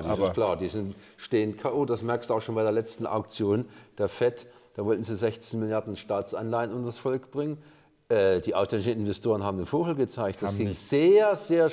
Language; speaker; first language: German; native; German